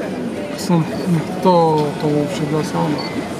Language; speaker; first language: Italian; non-native, learner; French